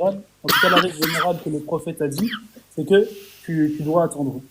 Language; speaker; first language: French; native; French